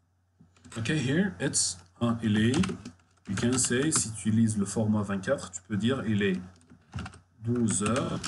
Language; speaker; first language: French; non-native, fluent; Arabic